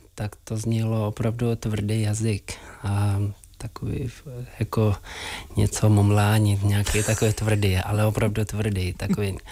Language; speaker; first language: Czech; non-native, fluent; Tibetan